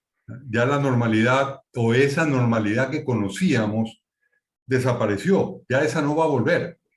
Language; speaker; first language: Spanish; native; Spanish